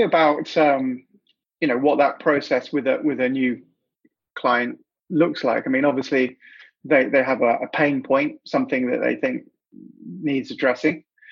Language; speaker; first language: English; native; English